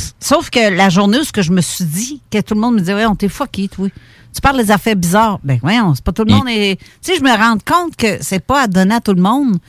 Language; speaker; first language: French; native; French